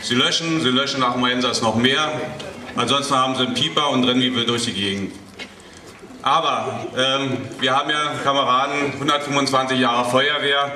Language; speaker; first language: German; native; German